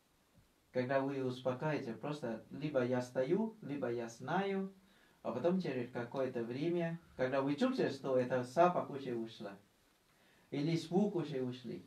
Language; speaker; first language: Russian; non-native, learner; Thai